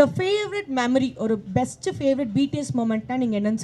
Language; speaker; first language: Tamil; native; Tamil